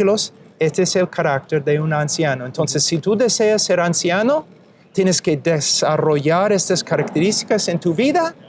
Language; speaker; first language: Spanish; non-native, fluent; English